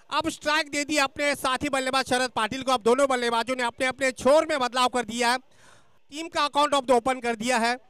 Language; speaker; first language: Hindi; non-native, local second language; Marathi